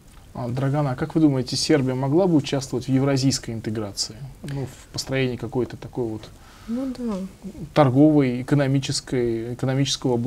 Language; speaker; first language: Russian; native; Russian